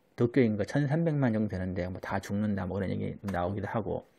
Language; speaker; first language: Korean; native; Korean